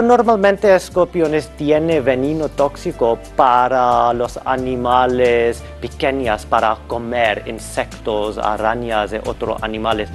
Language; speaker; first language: Spanish; non-native, learner; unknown